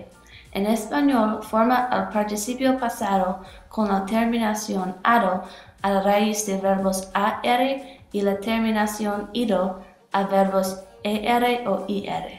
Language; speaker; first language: Spanish; non-native, learner; English